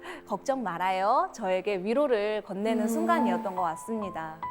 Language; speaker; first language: Korean; native; Korean